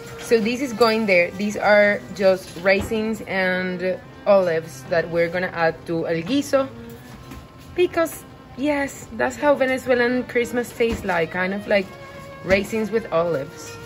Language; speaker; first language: English; non-native, fluent; Spanish